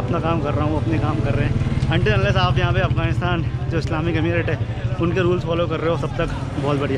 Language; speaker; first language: Hindi; native; Hindi